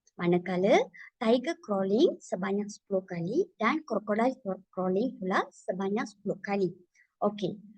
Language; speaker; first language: Malay; non-native, local second language; Tamil